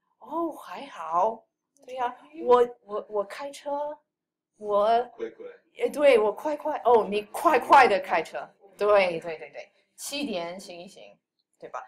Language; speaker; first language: Chinese; non-native, fluent; English